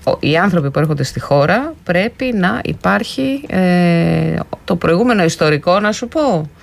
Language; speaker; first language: Greek; native; Greek